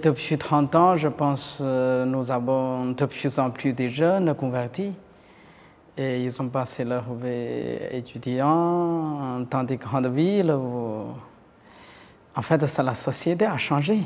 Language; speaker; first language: French; non-native, fluent; Chinese